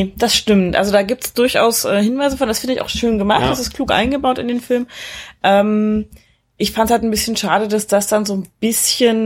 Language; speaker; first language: German; native; German